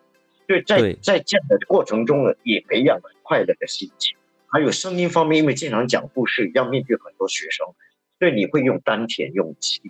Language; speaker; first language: Chinese; native; Chinese